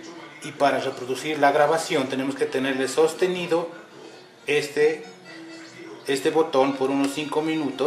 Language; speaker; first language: Spanish; native; Spanish